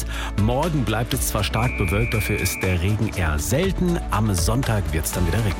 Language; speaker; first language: German; native; German